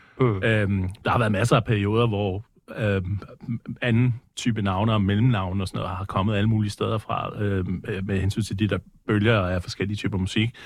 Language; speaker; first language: Danish; early bilingual, other home language; English